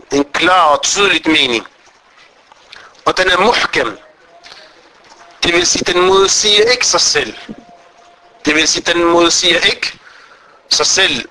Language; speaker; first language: Danish; non-native, fluent; Arabic